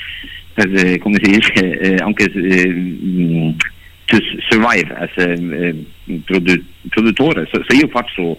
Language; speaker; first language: Italian; non-native, learner; Norwegian